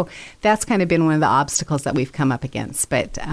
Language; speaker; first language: English; native; English